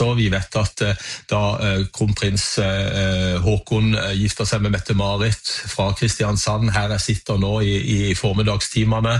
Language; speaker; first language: Norwegian; native; Norwegian